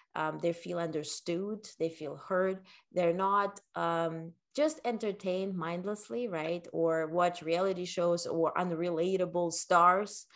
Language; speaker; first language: English; non-native, fluent; Ukrainian